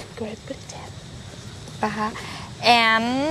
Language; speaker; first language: English; non-native, learner; Thai